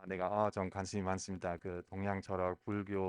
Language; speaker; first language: Korean; non-native, fluent; German